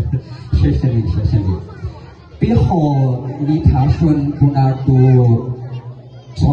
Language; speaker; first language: Chinese; non-native, learner; Indonesian